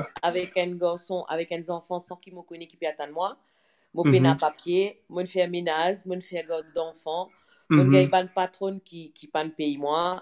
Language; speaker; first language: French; non-native, local second language; Morisyen